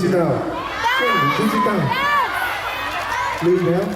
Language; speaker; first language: Chinese; non-native, learner; Thai